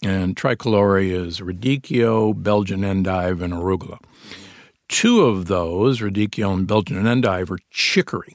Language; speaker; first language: English; native; English